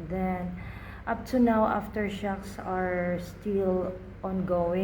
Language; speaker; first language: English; non-native, learner; Filipino